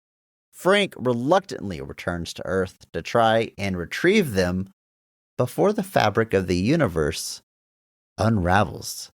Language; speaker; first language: English; native; English